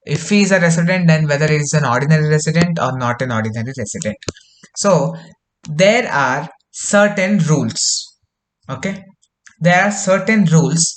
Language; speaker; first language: English; non-native, local second language; Kannada